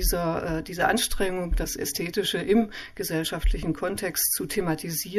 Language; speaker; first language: German; native; German